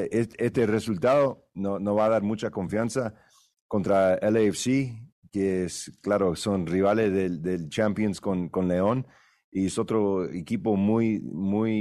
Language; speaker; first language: Spanish; early bilingual, heritage; Spanish